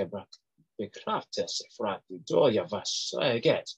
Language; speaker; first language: Swedish; non-native, learner; English